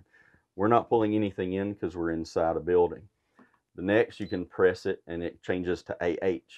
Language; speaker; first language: English; native; English